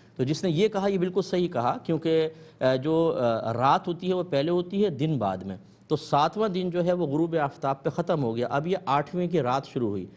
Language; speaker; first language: Urdu; native; Urdu